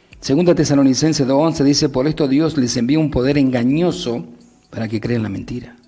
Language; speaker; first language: Spanish; native; Spanish